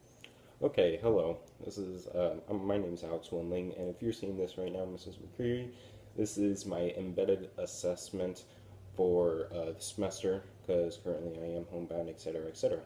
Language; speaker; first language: English; native; English